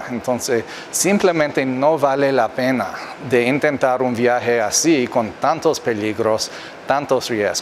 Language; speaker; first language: Spanish; non-native, fluent; English